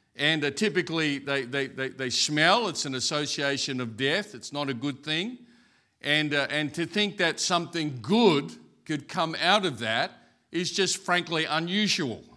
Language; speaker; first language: English; native; English